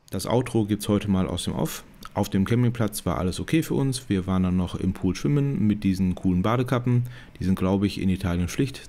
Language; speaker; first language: German; native; German